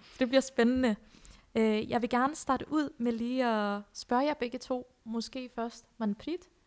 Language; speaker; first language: Danish; early bilingual, other home language; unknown